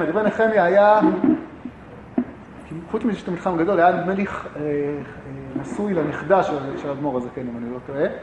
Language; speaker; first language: Hebrew; native; Hebrew